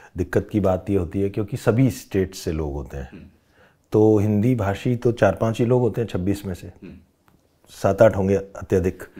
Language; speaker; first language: Hindi; non-native, local second language; Rajasthani